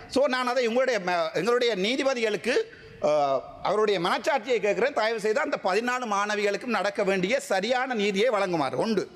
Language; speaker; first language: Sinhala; non-native, local second language; Tamil